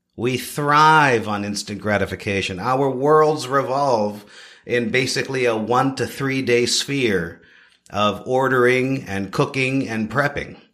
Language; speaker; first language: English; native; English